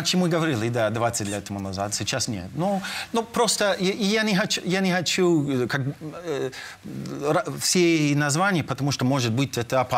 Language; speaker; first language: Russian; non-native, fluent; English